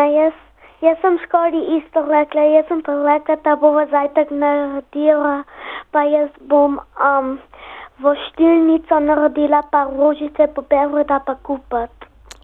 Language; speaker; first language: Slovenian; early bilingual, heritage; Slovenian